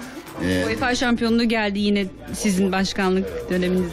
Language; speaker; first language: Turkish; native; Turkish